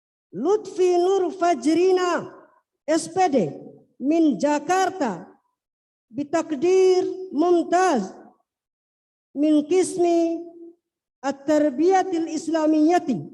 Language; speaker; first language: Arabic; non-native, fluent; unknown